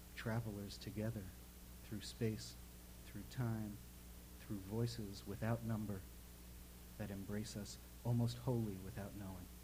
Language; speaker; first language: English; native; English